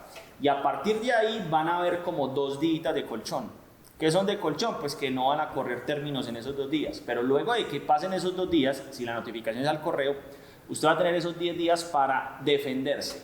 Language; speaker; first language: Spanish; native; Spanish